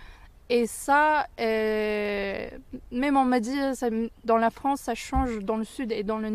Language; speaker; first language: French; non-native, fluent; Turkish